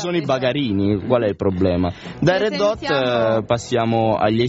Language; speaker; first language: Italian; native; Italian